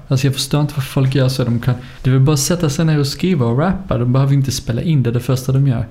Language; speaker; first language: Swedish; native; Swedish